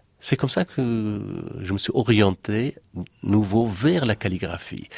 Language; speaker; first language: French; non-native, fluent; Persian